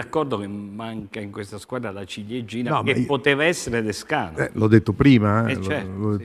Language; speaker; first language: Italian; native; Italian